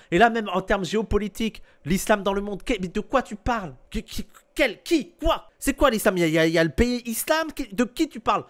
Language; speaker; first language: French; native; French